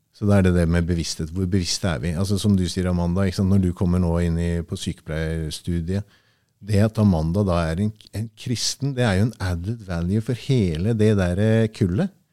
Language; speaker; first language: Norwegian; early bilingual, heritage; Norwegian